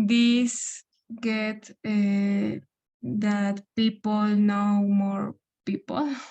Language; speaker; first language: English; non-native, learner; Spanish